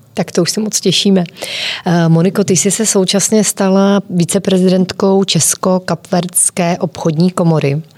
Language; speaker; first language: Czech; native; Czech